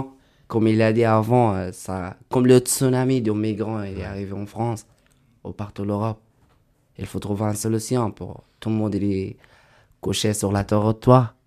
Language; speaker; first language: French; non-native, learner; Arabic